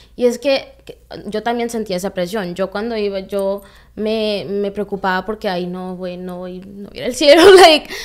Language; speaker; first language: Spanish; early bilingual, heritage; Spanish